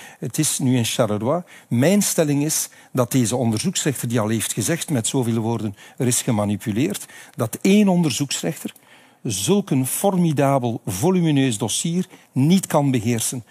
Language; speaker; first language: Dutch; native; Dutch